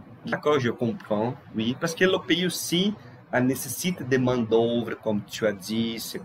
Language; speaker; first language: French; non-native, fluent; Portuguese